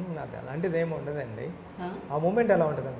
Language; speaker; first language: Telugu; native; Telugu